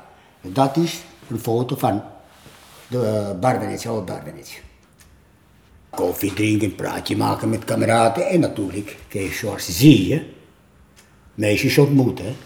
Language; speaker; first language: Dutch; non-native, learner; Italian